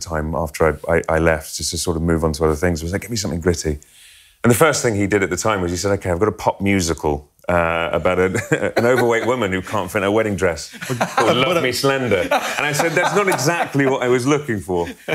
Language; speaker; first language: English; native; English